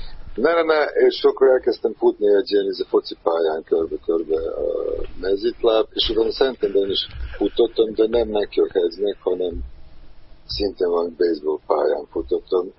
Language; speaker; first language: Hungarian; non-native, fluent; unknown